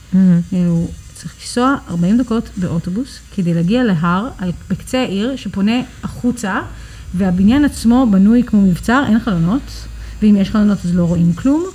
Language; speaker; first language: Hebrew; early bilingual, other home language; English